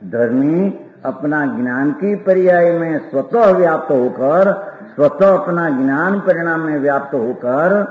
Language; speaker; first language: Hindi; non-native, local second language; Gujarati